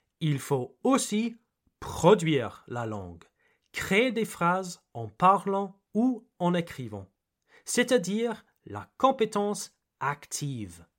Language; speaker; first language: French; non-native, fluent; English